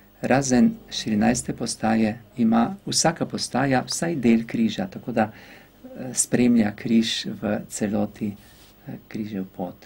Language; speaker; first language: Slovenian; native; Slovenian